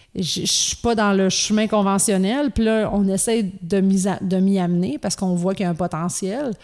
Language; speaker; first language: French; native; French